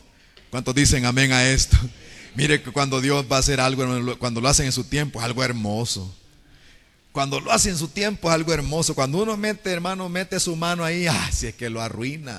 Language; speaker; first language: Spanish; native; Spanish